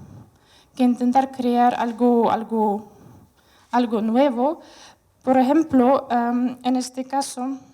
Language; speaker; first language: Spanish; non-native, fluent; Russian